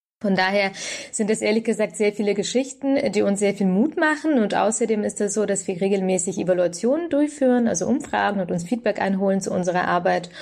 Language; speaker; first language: German; early bilingual, other home language; Russian